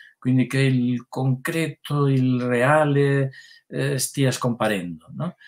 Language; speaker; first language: Italian; non-native, fluent; Spanish